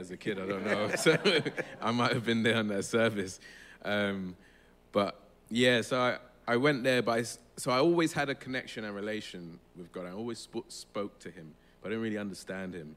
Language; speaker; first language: English; native; English